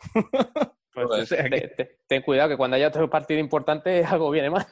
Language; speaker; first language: Spanish; native; Spanish